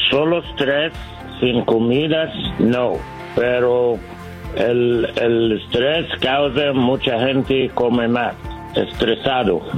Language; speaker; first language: Spanish; non-native, learner; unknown